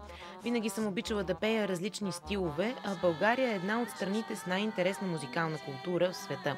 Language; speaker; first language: Bulgarian; non-native, fluent; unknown